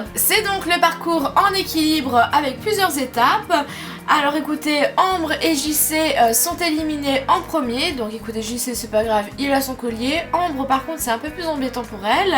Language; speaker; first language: French; native; French